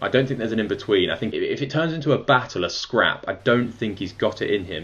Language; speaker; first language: English; native; English